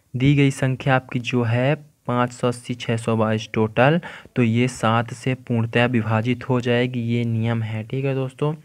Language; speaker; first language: Hindi; native; Hindi